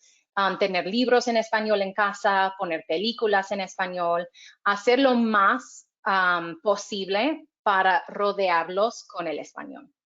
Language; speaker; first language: Spanish; non-native, fluent; English